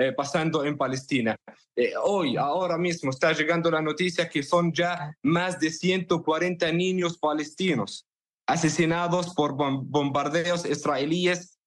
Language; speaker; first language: Spanish; non-native, fluent; Arabic